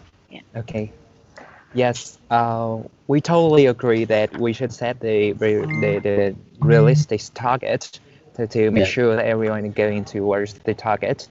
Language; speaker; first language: English; non-native, fluent; Vietnamese